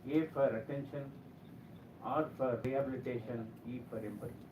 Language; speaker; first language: English; non-native, local second language; Kannada